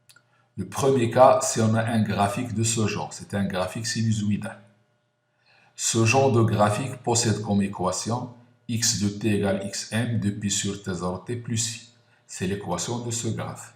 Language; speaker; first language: French; non-native, local second language; Arabic